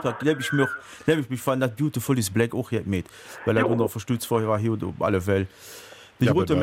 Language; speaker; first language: German; native; German